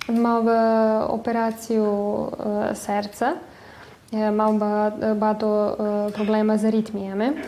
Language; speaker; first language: Ukrainian; early bilingual, heritage; Ukrainian